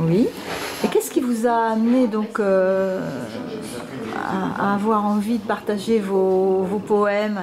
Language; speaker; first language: French; native; French